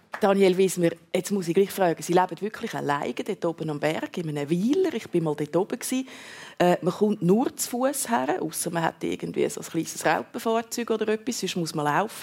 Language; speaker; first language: German; native; German